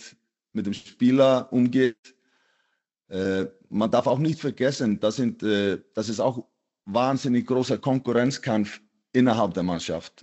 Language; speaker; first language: German; non-native, fluent; Icelandic